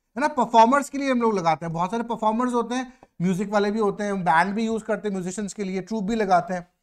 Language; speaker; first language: Hindi; native; Hindi